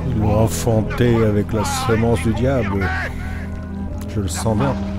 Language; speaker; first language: French; native; French